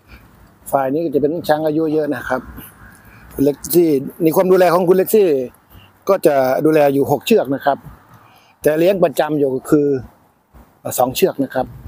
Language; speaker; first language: Thai; native; Thai